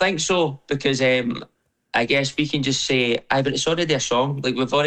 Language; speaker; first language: English; native; English